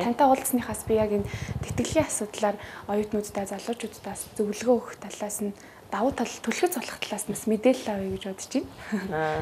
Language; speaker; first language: Mongolian; native; Mongolian